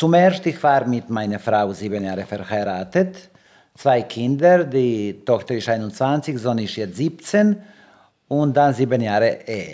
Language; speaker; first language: German; non-native, learner; Serbian